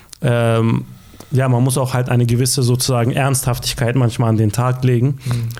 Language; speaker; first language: German; early bilingual, other home language; Turkish